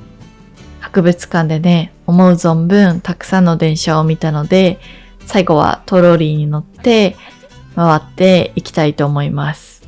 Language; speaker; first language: Japanese; native; Japanese